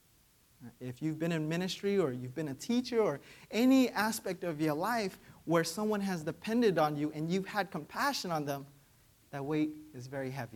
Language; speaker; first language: English; early bilingual, other home language; Vietnamese